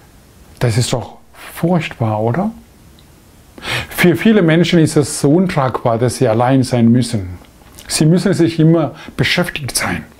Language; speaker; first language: German; non-native, fluent; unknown